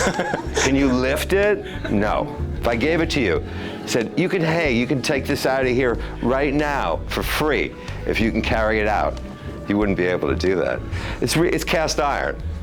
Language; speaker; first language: English; native; English